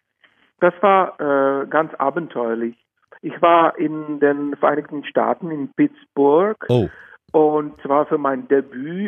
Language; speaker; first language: German; non-native, fluent; Czech